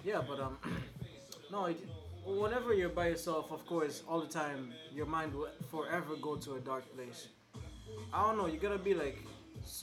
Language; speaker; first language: English; non-native, local second language; Swahili